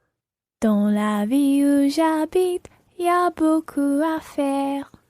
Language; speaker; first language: French; non-native, learner; English